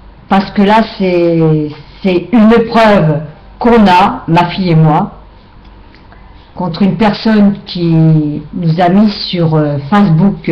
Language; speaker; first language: French; native; French